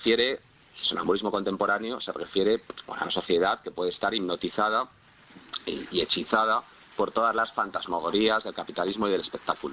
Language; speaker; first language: Spanish; native; Spanish